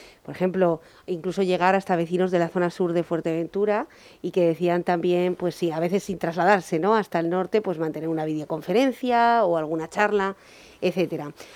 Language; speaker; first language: Spanish; native; Spanish